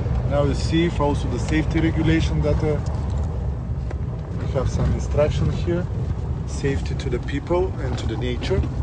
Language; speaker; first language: English; non-native, fluent; Bulgarian